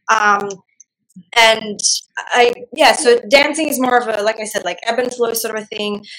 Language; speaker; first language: English; non-native, local second language; Gujarati